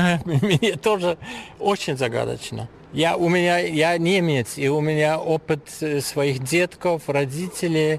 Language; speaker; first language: Russian; non-native, fluent; German